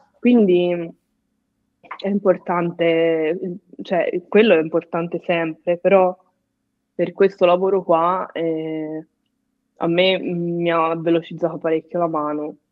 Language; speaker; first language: Italian; native; Italian